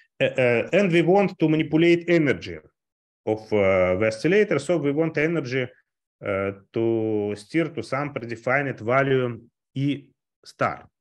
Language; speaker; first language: English; non-native, fluent; Russian